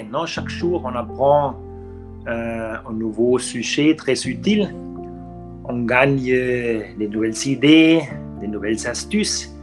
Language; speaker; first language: French; non-native, learner; German